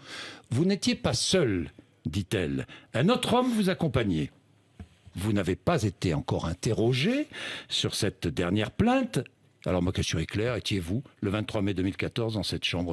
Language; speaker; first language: French; native; French